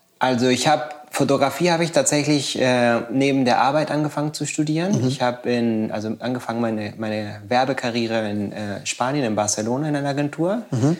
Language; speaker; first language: German; non-native, fluent; Spanish